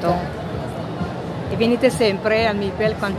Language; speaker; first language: Italian; native; Italian